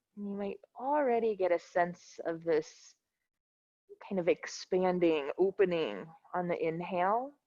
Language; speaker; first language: English; native; English